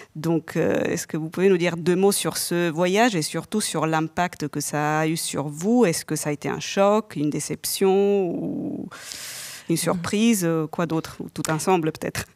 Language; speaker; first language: French; native; French